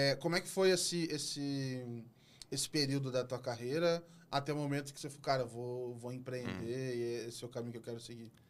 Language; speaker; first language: Portuguese; native; Portuguese